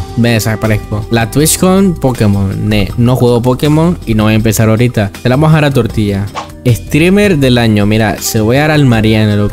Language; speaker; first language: Spanish; native; Spanish